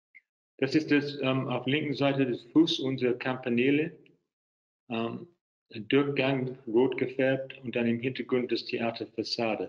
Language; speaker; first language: German; non-native, fluent; English